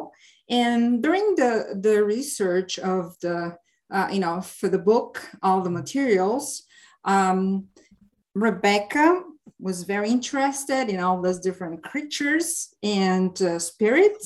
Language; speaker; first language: English; non-native, fluent; Bulgarian